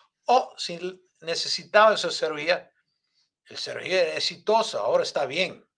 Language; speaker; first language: Spanish; non-native, learner; English